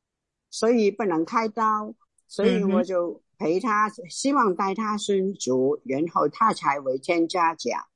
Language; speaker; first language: Chinese; non-native, local second language; Cantonese